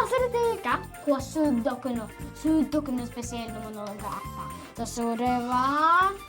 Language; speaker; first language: Japanese; early bilingual, heritage; Japanese